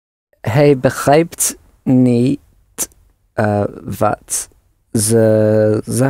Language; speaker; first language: Dutch; non-native, learner; English